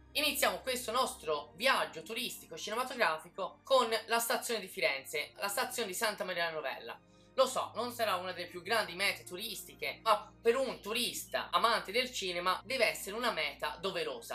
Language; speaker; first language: Italian; native; Italian